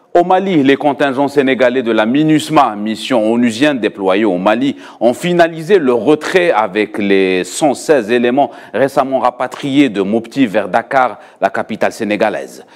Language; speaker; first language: French; non-native, local second language; Arabic